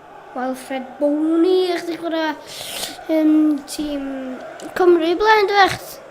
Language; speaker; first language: Welsh; native; Welsh